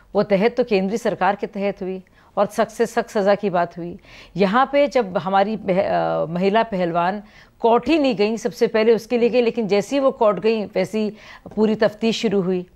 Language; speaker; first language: Hindi; native; Hindi